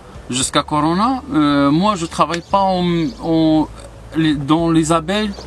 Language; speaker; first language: French; non-native, learner; Arabic